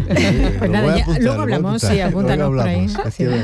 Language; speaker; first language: Spanish; native; Spanish